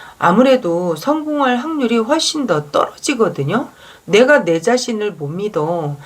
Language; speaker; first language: Korean; native; Korean